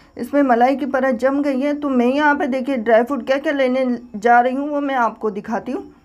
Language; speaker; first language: Hindi; native; Hindi